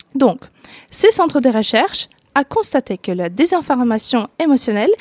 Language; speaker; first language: French; non-native, fluent; Ukrainian